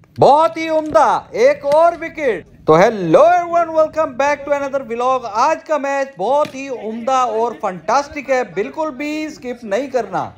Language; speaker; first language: Urdu; native; Urdu